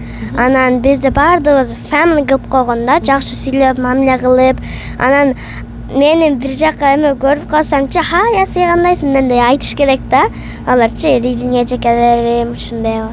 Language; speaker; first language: Kyrgyz; early bilingual, heritage; Kyrgyz